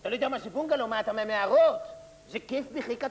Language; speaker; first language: Hebrew; native; Hebrew